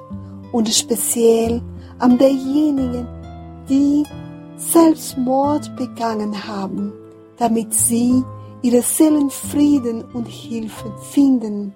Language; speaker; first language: German; non-native, fluent; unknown